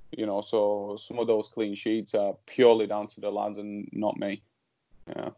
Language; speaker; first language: English; early bilingual, other home language; Slovak